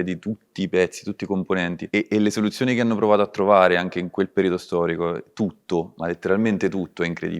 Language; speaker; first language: Italian; native; Italian